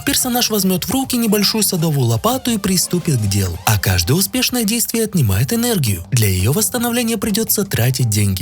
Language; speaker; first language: Russian; native; Russian